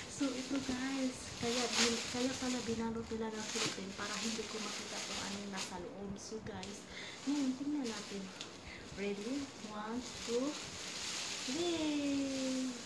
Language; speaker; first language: Filipino; non-native, local second language; Cebuano